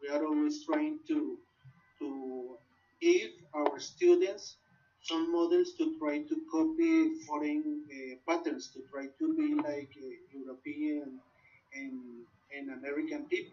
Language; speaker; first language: English; non-native, learner; Spanish